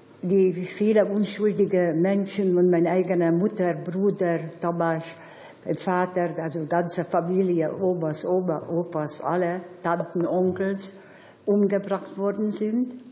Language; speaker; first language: German; non-native, fluent; Hungarian